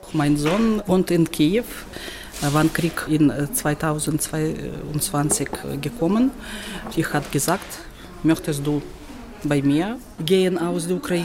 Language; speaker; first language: German; non-native, learner; Ukrainian